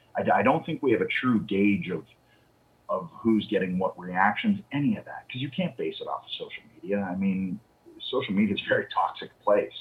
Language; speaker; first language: English; native; English